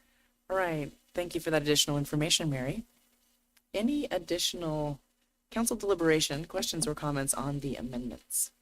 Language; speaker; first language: English; native; English